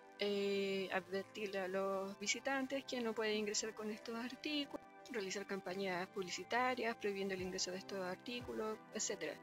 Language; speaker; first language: Spanish; native; Spanish